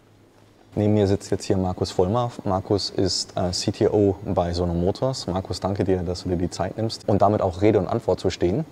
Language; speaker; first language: German; native; German